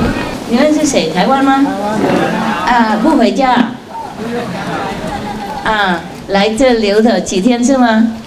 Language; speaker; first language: Chinese; non-native, fluent; Vietnamese